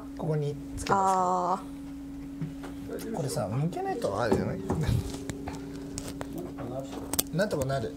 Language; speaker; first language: Japanese; native; Japanese